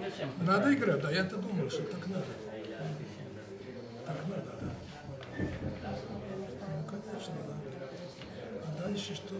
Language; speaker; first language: Russian; non-native, learner; Serbian